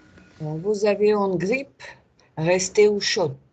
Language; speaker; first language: French; non-native, learner; Russian